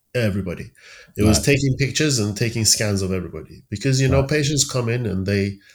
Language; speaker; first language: English; early bilingual, other home language; Persian